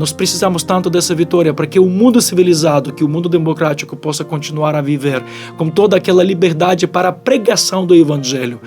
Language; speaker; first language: Portuguese; non-native, fluent; Ukrainian